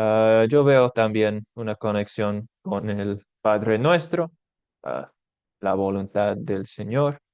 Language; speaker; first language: Spanish; non-native, fluent; English